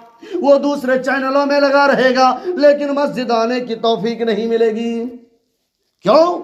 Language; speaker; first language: Urdu; native; Urdu